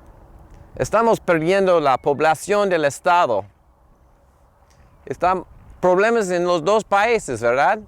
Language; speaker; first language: Spanish; non-native, fluent; English